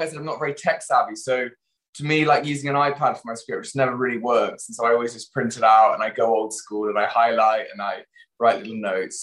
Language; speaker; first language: English; native; English